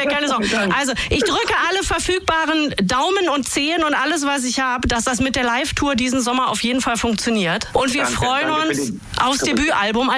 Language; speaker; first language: German; native; German